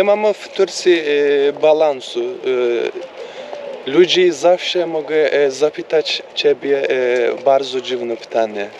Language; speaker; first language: Polish; non-native, learner; Turkish